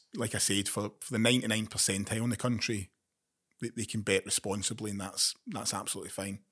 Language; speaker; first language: English; native; English